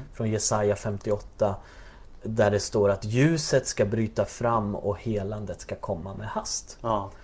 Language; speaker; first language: Swedish; native; Swedish